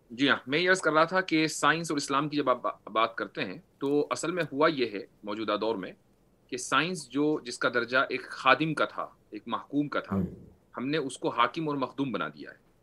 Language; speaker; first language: Urdu; native; Urdu